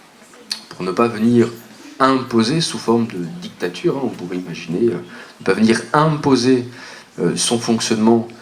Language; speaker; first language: French; native; French